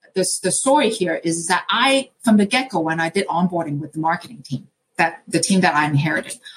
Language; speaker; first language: English; non-native, local second language; Cantonese